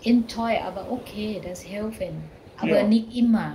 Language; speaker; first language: German; non-native, learner; Thai